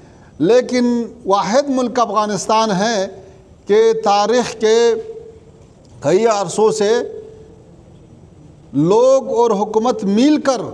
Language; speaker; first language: Hindi; non-native, fluent; Pashto